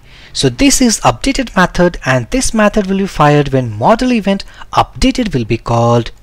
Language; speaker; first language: English; non-native, local second language; Hindi